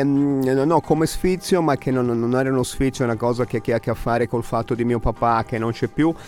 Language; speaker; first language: Italian; native; Italian